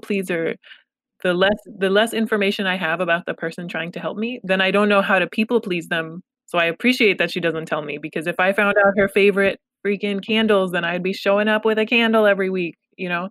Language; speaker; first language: English; early bilingual, other home language; Pashto